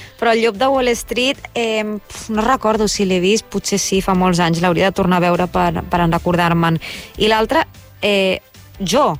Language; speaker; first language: Catalan; native; Catalan